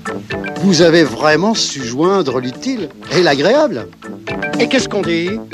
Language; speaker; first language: French; native; French